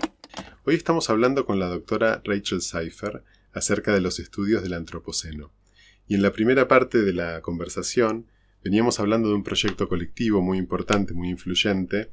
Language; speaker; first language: Spanish; native; Spanish